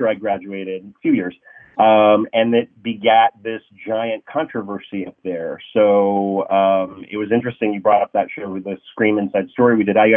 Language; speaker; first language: English; native; English